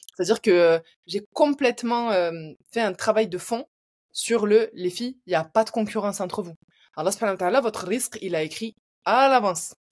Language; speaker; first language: French; native; French